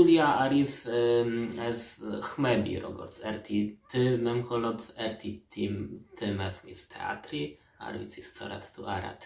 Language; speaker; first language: Georgian; non-native, learner; Polish